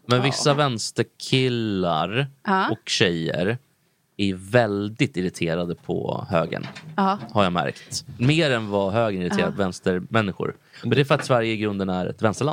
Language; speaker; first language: Swedish; native; Swedish